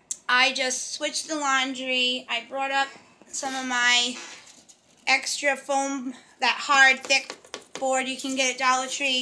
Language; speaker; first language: English; native; English